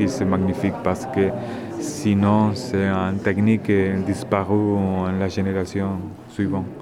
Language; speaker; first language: French; non-native, learner; Spanish